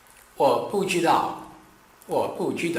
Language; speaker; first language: Chinese; non-native, learner; Portuguese